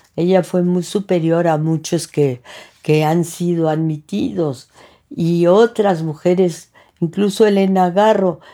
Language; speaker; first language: Spanish; early bilingual, other home language; French